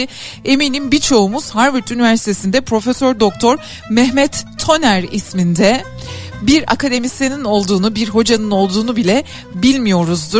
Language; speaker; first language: Turkish; native; Turkish